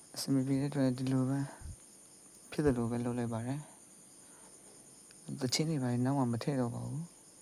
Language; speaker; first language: Burmese; native; Burmese